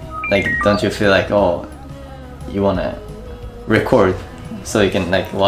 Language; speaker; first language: English; non-native, fluent; Japanese